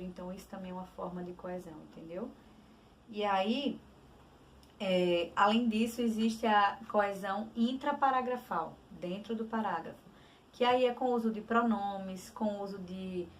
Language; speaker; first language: Portuguese; native; Portuguese